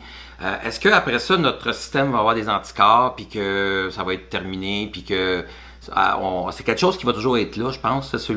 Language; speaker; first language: French; native; French